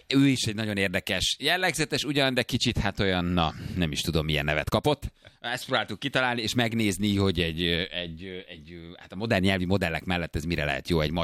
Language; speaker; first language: Hungarian; native; Hungarian